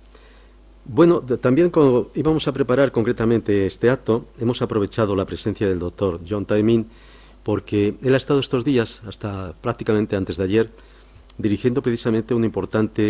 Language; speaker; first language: Spanish; native; Spanish